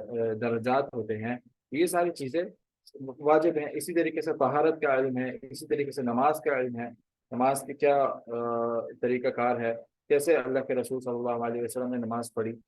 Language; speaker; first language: Urdu; native; Urdu